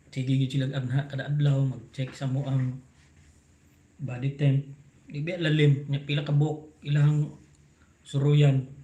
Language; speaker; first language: Cebuano; native; Cebuano